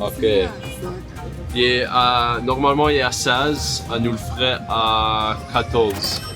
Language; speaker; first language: French; native; French